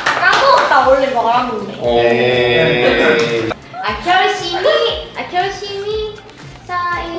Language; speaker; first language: Korean; non-native, learner; Japanese